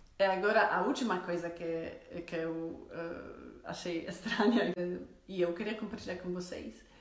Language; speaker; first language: Portuguese; non-native, fluent; Polish